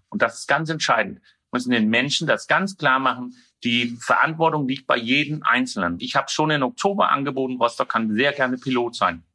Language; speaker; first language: German; non-native, fluent; Danish